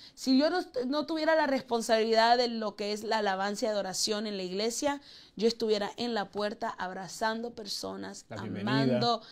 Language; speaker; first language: Spanish; early bilingual, heritage; Spanish